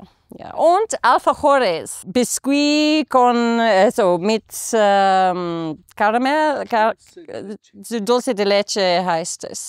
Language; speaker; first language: German; non-native, fluent; English